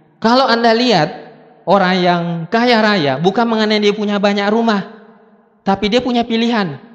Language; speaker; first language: Indonesian; non-native, local second language; Buginese